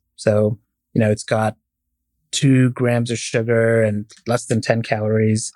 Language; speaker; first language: English; non-native, fluent; Arabic